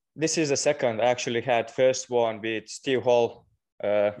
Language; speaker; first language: English; non-native, fluent; Lithuanian